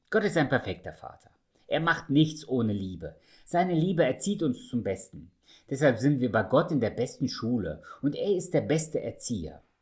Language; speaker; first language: German; early bilingual, other home language; Russian